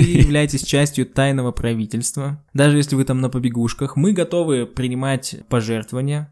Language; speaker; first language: Russian; native; Russian